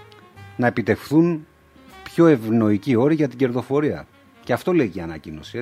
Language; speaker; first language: Greek; native; Greek